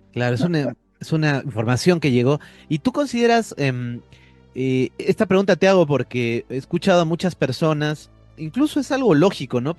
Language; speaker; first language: Spanish; native; Spanish